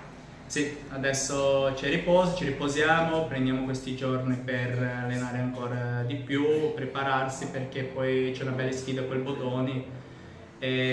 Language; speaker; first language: Italian; non-native, fluent; Portuguese